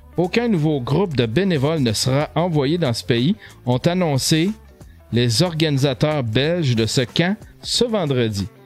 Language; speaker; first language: French; native; French